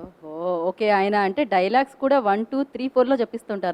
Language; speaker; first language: Telugu; native; Telugu